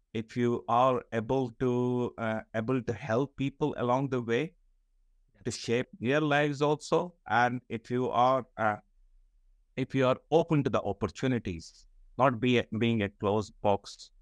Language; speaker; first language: English; non-native, local second language; Kashmiri